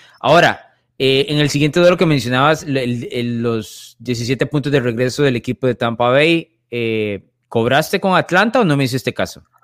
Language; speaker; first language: Spanish; native; Spanish